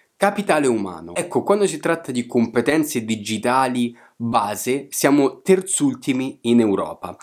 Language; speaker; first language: Italian; native; Italian